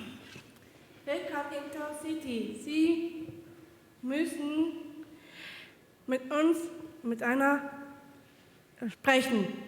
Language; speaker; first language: German; non-native, learner; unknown